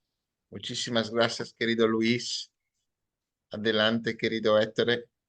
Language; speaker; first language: Spanish; native; Spanish